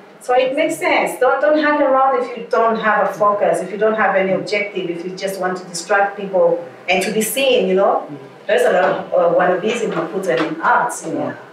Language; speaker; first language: English; non-native, fluent; Portuguese